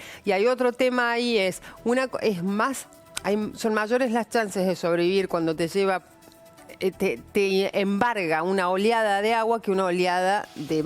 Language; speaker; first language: Spanish; native; Spanish